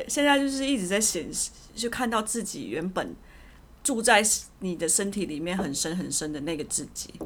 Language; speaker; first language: Chinese; early bilingual, heritage; Chinese